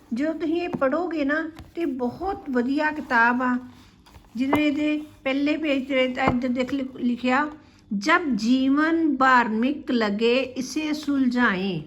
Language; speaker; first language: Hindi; non-native, local second language; Punjabi